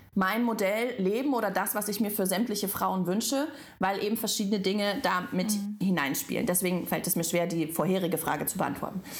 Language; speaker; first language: German; non-native, fluent; Russian